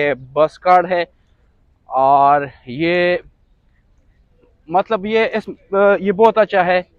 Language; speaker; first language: Hindi; non-native, local second language; Punjabi